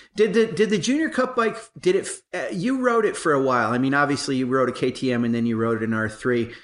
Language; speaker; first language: English; native; English